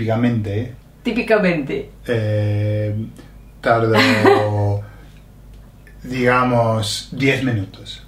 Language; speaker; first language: Spanish; non-native, fluent; English